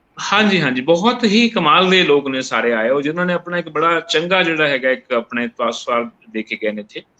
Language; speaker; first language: Punjabi; native; Punjabi